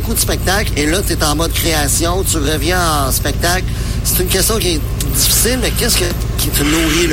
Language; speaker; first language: French; native; French